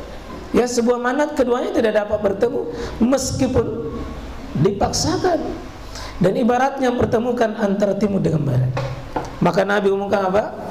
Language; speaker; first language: Indonesian; native; Indonesian